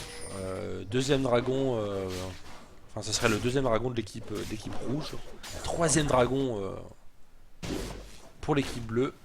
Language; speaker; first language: French; native; French